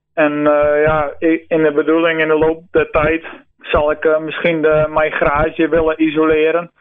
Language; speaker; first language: Dutch; non-native, local second language; Western Frisian